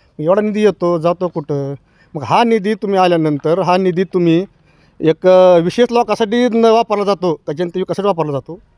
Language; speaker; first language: Marathi; native; Marathi